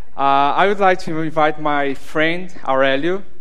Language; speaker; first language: English; non-native, learner; Portuguese